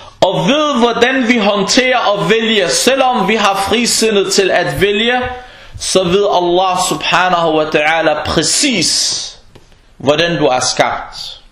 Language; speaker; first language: Danish; non-native, fluent; Arabic